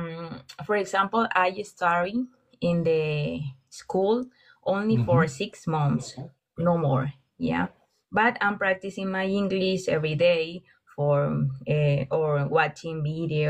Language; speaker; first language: English; non-native, learner; Spanish